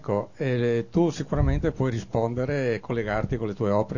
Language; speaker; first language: Italian; native; Italian